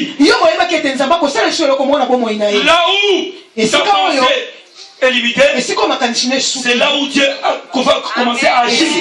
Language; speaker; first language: French; non-native, local second language; Lingala